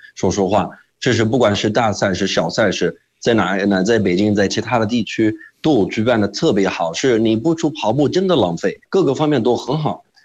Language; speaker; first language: Chinese; non-native, fluent; Arabic